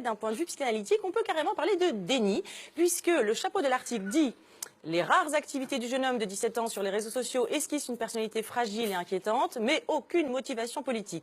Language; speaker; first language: French; native; French